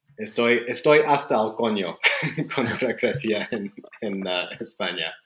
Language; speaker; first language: Spanish; non-native, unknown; Dutch